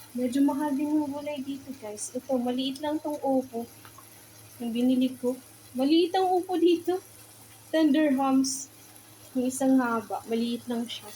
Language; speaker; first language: Filipino; non-native, local second language; Bikol